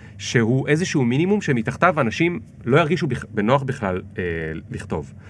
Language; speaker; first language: Hebrew; native; Hebrew